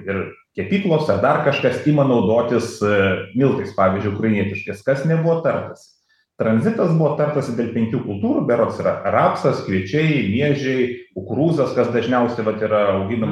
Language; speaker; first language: Lithuanian; native; Lithuanian